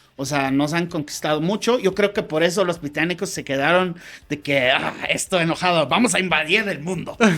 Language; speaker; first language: Spanish; non-native, fluent; English